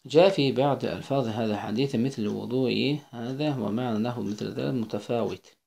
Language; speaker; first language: Arabic; non-native, fluent; Azerbaijani